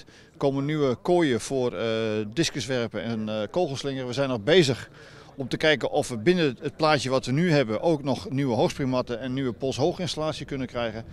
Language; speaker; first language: Dutch; native; Dutch